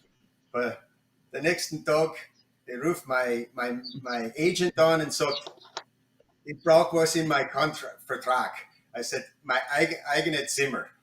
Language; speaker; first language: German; non-native, learner; English